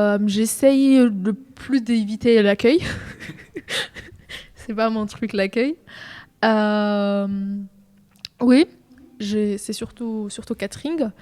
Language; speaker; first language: French; non-native, fluent; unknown